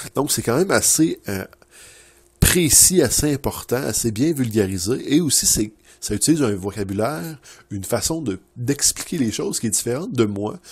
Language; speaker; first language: French; native; French